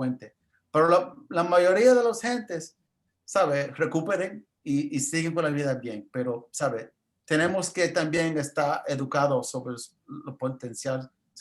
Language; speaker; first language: Spanish; early bilingual, heritage; English